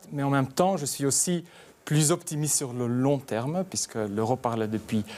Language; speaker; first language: French; native; French